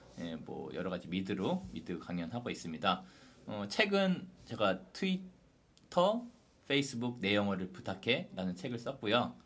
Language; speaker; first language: Korean; native; Korean